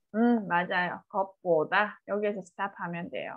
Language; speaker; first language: Korean; native; Korean